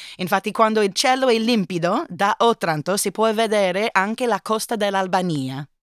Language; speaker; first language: Italian; non-native, learner; English